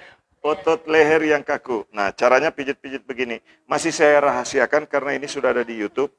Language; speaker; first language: Indonesian; native; Indonesian